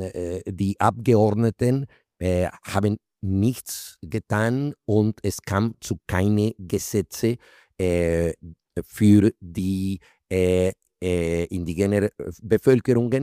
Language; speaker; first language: German; non-native, fluent; Spanish